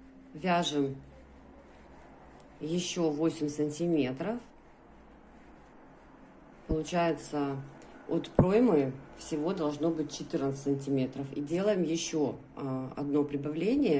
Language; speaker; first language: Russian; native; Russian